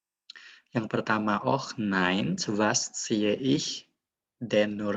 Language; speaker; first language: German; non-native, fluent; Indonesian